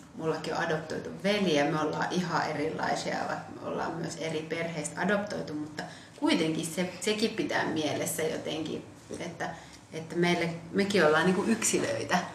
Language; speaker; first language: Finnish; early bilingual, other home language; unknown